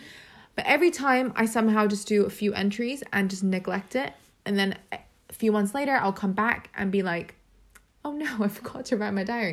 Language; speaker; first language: English; non-native, local second language; Cantonese